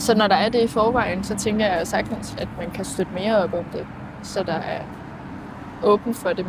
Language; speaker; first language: Danish; native; Danish